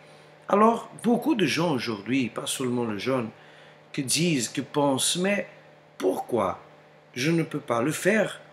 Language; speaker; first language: French; non-native, fluent; Portuguese